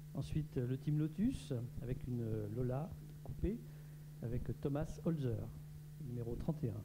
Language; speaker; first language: French; native; French